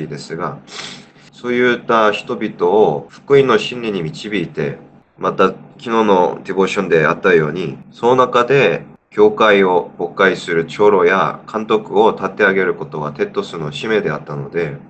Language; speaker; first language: Japanese; non-native, fluent; Korean